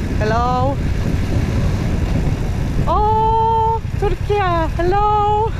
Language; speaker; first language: English; non-native, learner; Polish